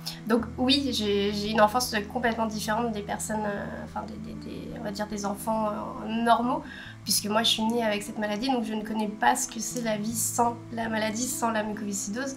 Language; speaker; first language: French; native; French